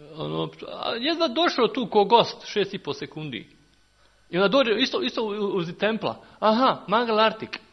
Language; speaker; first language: Serbian; native; Serbian